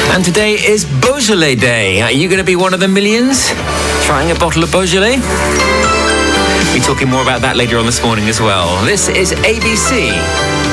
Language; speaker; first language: English; native; English